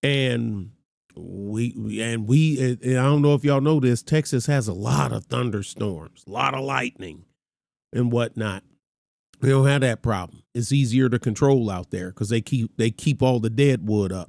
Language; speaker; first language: English; native; English